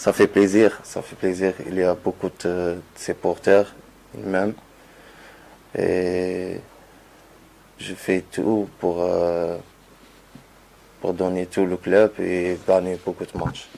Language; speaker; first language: French; non-native, learner; Arabic